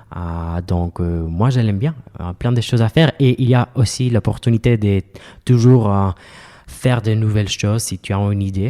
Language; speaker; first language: French; non-native, fluent; Spanish